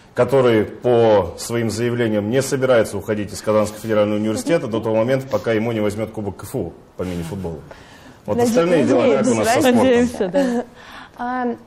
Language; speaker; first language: Russian; native; Russian